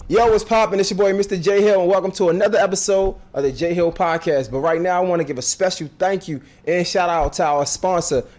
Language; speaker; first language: English; native; English